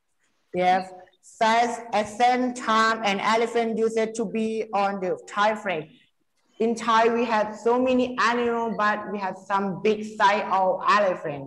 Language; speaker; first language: English; non-native, learner; Thai